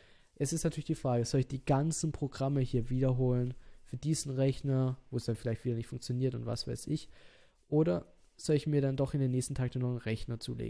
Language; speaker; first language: German; native; German